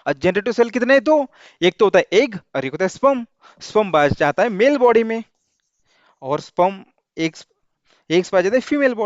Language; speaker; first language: Hindi; non-native, local second language; Marathi